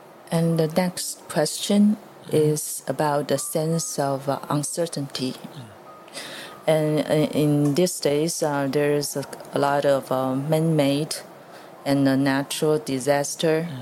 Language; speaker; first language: English; non-native, learner; Chinese